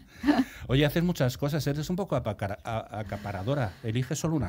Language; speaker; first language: Spanish; native; Spanish